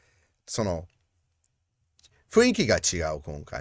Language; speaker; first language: Japanese; non-native, learner; English